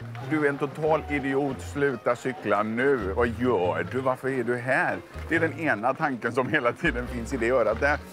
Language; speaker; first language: Swedish; native; Swedish